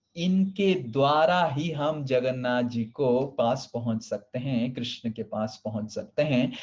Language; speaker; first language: Hindi; non-native, local second language; Odia